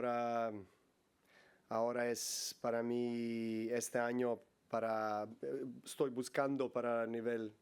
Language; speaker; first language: Spanish; non-native, learner; Serbian